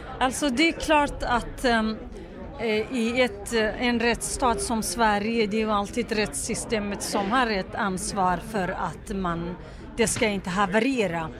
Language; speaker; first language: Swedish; non-native, fluent; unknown